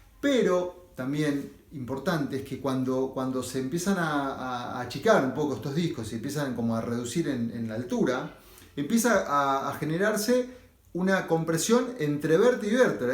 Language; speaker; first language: Spanish; native; Spanish